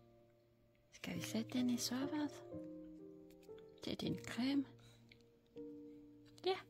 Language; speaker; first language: Danish; non-native, learner; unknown